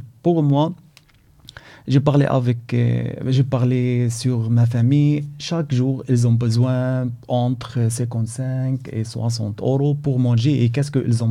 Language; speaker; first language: French; non-native, learner; Arabic